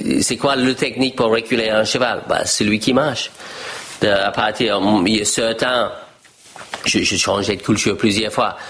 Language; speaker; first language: French; non-native, fluent; English